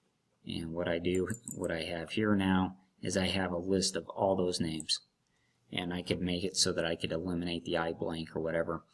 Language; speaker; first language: English; native; English